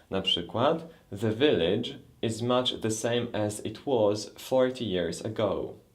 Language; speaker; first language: English; non-native, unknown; Polish